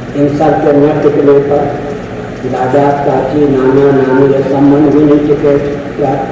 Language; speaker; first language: Hindi; non-native, local second language; Maithili